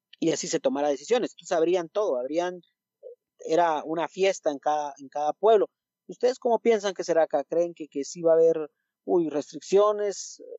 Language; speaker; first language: Spanish; native; Spanish